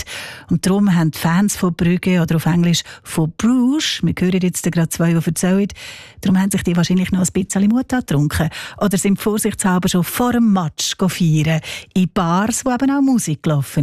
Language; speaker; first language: German; native; German